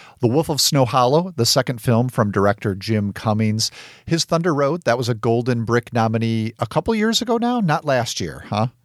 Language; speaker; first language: English; native; English